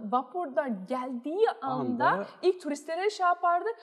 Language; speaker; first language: Turkish; early bilingual, heritage; Turkish